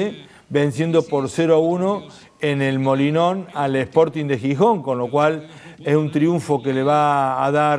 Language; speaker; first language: Spanish; native; Spanish